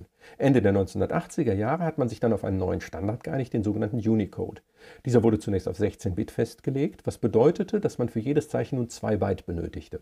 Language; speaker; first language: German; native; German